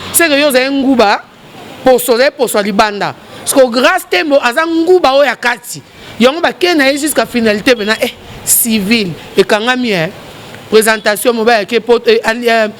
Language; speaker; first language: Lingala; non-native, local second language; Luba-Lulua